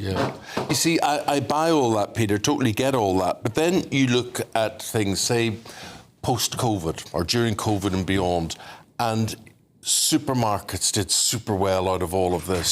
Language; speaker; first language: English; native; English